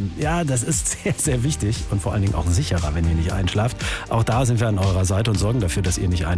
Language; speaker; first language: German; native; German